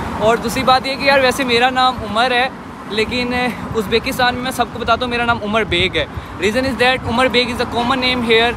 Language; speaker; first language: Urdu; non-native, local second language; Punjabi